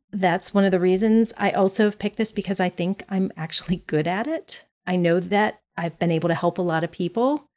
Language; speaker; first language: English; native; English